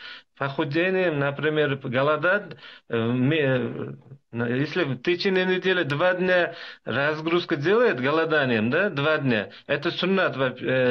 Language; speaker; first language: Russian; non-native, local second language; Uzbek